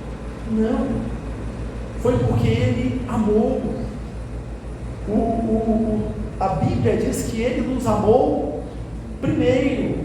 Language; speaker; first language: Portuguese; native; Portuguese